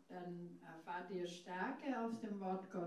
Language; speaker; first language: German; non-native, fluent; English